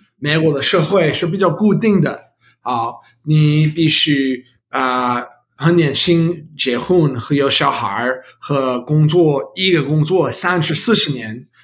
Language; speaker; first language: Chinese; non-native, learner; English